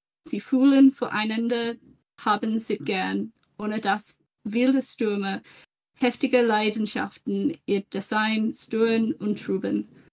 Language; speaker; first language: German; non-native, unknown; English